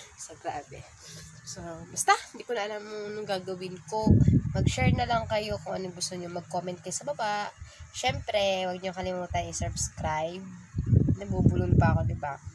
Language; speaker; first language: Filipino; non-native, local second language; Bikol